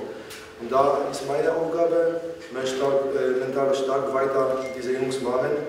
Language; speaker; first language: German; non-native, learner; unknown